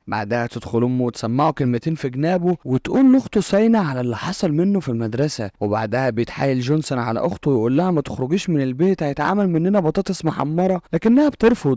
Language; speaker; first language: Arabic; native; Arabic